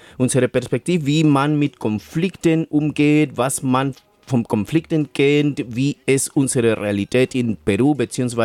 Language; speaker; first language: German; non-native, fluent; Spanish